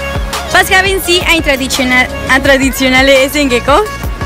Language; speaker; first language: German; non-native, learner; Spanish